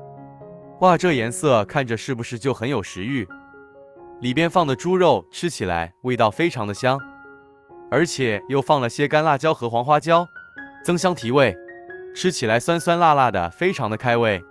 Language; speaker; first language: Chinese; native; Chinese